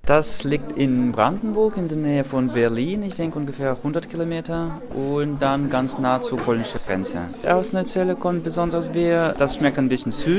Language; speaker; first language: German; non-native, fluent; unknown